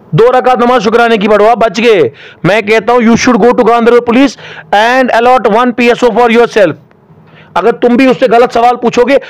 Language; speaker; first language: Urdu; non-native, local second language; Kashmiri